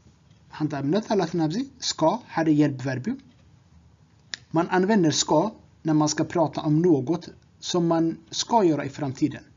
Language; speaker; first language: Swedish; non-native, fluent; Tigrinya